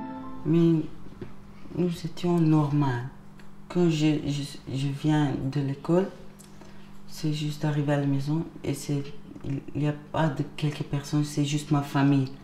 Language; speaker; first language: French; non-native, learner; Arabic